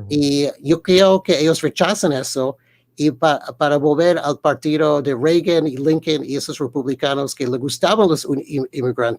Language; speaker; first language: Spanish; early bilingual, heritage; Spanish